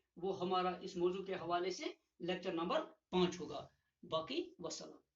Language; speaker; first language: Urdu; non-native, local second language; Gujari